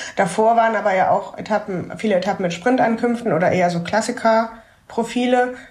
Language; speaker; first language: German; native; German